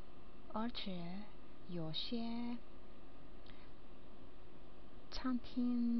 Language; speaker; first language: Chinese; non-native, learner; Japanese